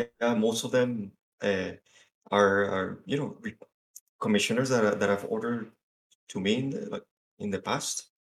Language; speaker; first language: English; non-native, fluent; Spanish